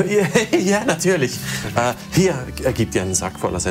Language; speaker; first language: German; native; German